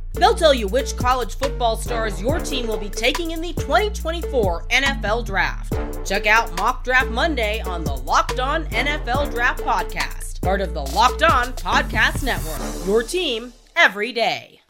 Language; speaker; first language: English; native; English